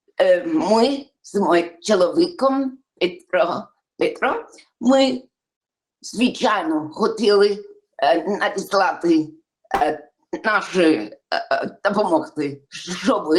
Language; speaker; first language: Ukrainian; early bilingual, heritage; English